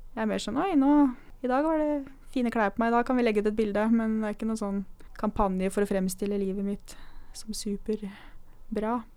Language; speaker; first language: Norwegian; native; Norwegian